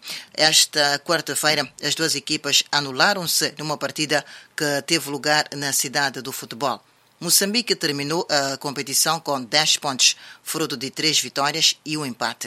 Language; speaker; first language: Portuguese; native; Portuguese